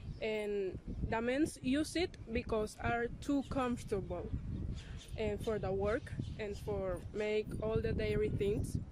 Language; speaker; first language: English; non-native, learner; Spanish